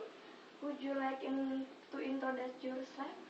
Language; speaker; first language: English; non-native, learner; Indonesian